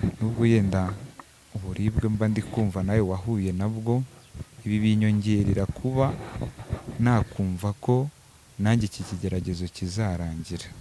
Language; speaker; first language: Kinyarwanda; native; Kinyarwanda